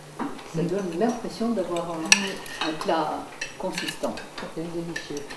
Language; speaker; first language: French; native; French